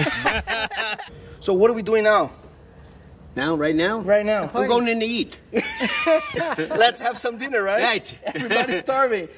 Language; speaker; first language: English; non-native, fluent; Portuguese